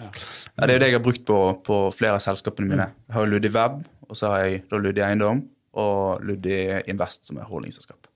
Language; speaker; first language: Norwegian; native; Norwegian